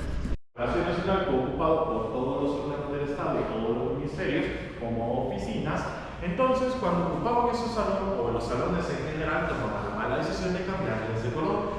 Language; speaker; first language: Spanish; native; Spanish